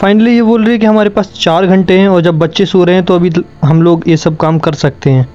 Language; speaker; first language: Hindi; native; Hindi